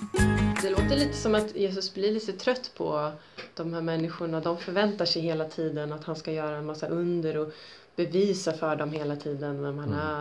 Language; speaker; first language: Swedish; native; Swedish